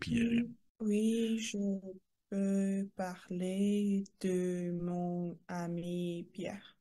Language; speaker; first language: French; non-native, learner; Russian